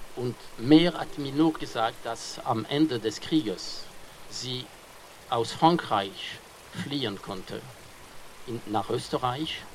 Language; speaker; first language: German; non-native, fluent; French